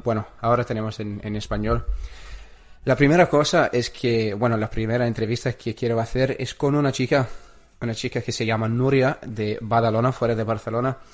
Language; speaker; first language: Spanish; non-native, learner; English